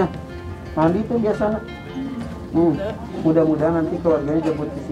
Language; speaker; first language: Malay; non-native, local second language; Sundanese